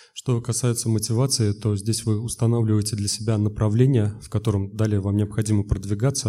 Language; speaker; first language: Russian; native; Russian